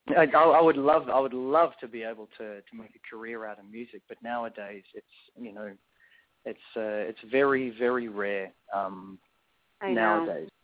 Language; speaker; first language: English; native; English